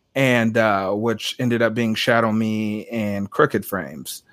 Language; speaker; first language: English; native; English